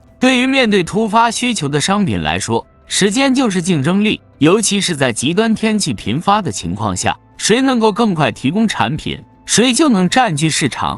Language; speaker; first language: Chinese; native; Chinese